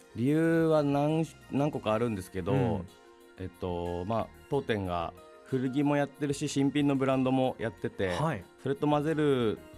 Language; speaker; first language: Japanese; native; Japanese